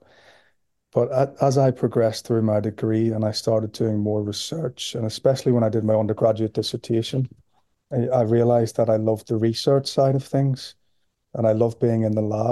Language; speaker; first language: English; native; English